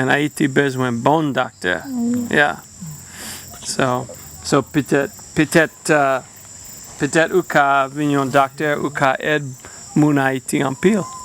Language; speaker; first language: Haitian Creole; non-native, learner; English